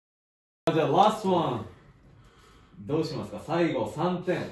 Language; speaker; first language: Japanese; native; Japanese